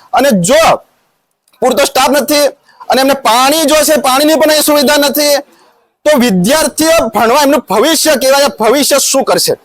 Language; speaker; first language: Gujarati; non-native, local second language; Rathawi